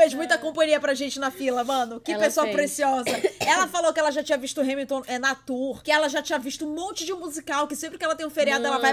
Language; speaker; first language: Portuguese; native; Portuguese